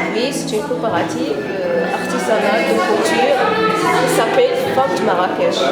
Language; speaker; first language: French; non-native, learner; Arabic